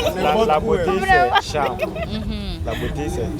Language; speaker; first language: French; non-native, learner; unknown